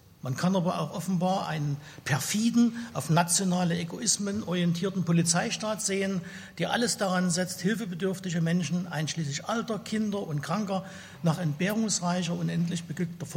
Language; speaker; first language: German; native; German